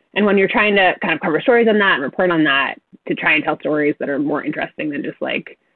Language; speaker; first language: English; native; English